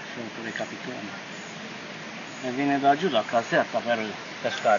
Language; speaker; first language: Italian; non-native, learner; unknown